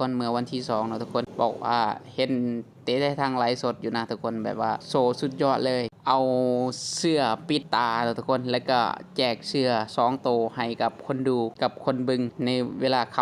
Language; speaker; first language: Thai; non-native, local second language; Northeastern Thai